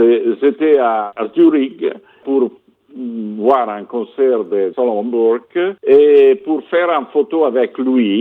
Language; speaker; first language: French; non-native, fluent; Italian